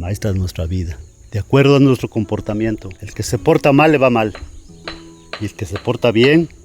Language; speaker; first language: Spanish; native; Spanish